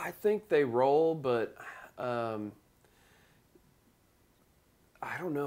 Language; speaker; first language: English; native; English